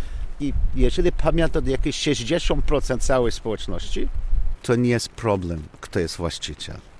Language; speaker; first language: Polish; non-native, learner; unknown